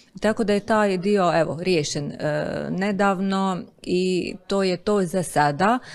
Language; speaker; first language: Croatian; native; Croatian